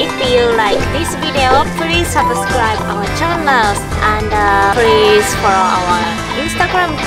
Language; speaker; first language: English; non-native, learner; Japanese